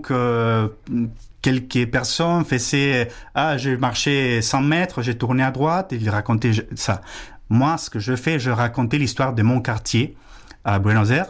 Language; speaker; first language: French; non-native, fluent; Spanish